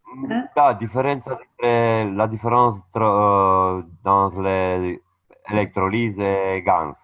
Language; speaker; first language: French; non-native, learner; Romanian